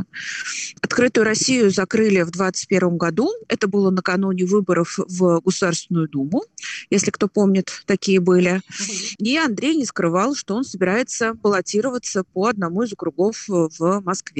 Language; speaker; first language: Russian; native; Russian